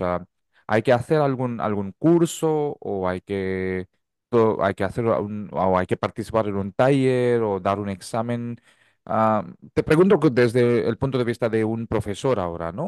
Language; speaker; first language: Spanish; non-native, fluent; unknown